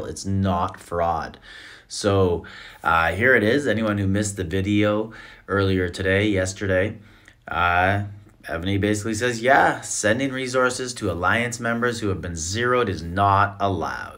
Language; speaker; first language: English; native; English